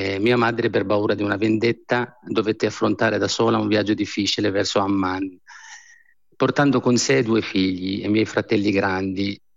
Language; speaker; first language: Italian; non-native, fluent; Arabic